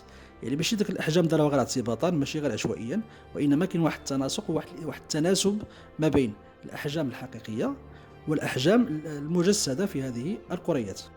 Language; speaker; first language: Arabic; native; Arabic